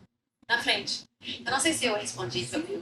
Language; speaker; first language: Portuguese; non-native, fluent; English